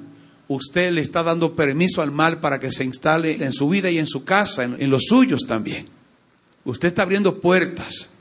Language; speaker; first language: Spanish; native; Spanish